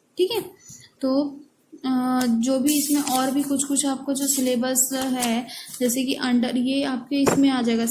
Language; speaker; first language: Hindi; native; Hindi